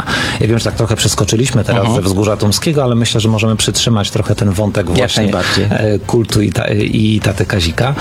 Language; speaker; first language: Polish; native; Polish